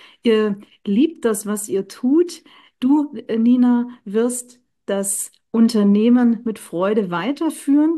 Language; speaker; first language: German; native; German